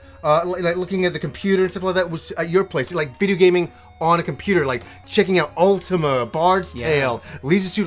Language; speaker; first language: English; native; English